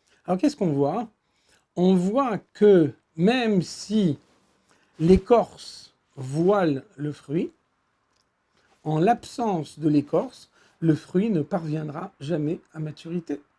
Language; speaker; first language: French; native; French